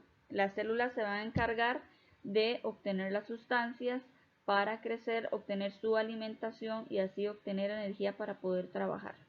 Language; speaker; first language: Spanish; native; Spanish